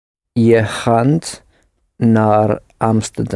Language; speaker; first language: Dutch; non-native, learner; English